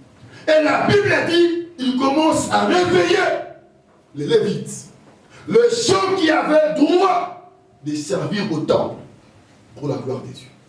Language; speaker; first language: French; non-native, local second language; Lingala